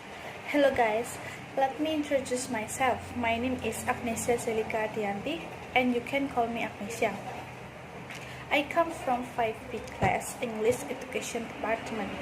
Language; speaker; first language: English; non-native, learner; Indonesian